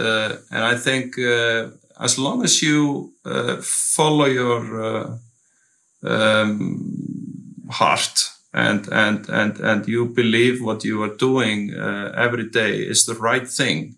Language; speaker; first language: English; non-native, fluent; Icelandic